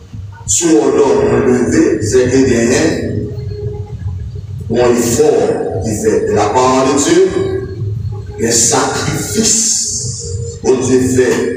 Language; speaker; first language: French; non-native, local second language; Haitian Creole